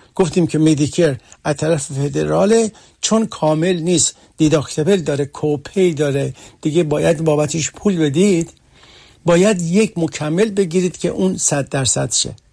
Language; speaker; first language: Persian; early bilingual, heritage; Persian